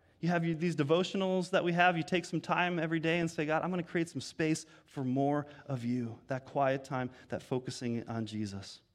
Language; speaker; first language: English; native; English